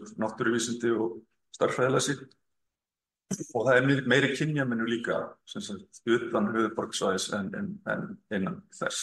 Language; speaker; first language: Icelandic; native; Icelandic